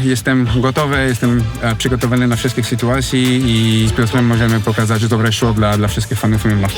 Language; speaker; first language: Polish; non-native, fluent; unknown